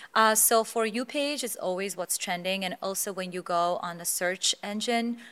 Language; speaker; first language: English; non-native, fluent; Azerbaijani